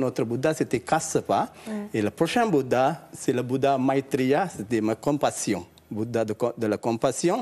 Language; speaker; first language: French; non-native, learner; Sinhala